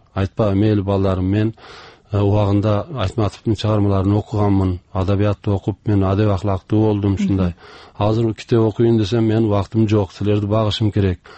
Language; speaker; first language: Kyrgyz; early bilingual, heritage; Kyrgyz